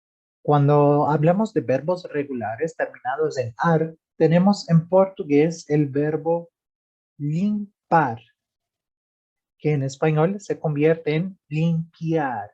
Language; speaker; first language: Spanish; non-native, fluent; Portuguese